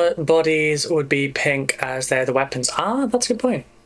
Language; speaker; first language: English; native; English